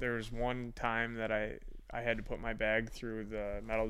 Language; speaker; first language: English; native; English